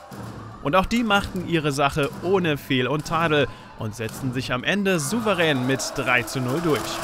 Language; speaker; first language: German; native; German